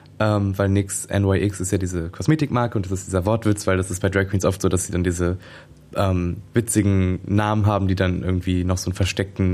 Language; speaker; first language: German; native; German